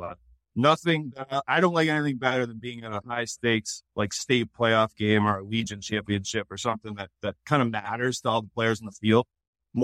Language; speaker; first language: English; native; English